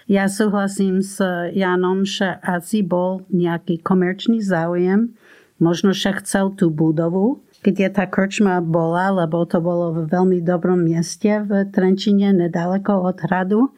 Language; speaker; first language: Slovak; non-native, fluent; English